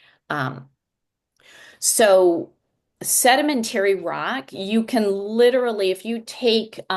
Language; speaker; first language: English; native; English